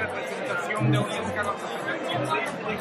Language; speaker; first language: Spanish; native; Spanish